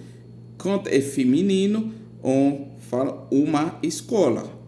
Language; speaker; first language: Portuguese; non-native, fluent; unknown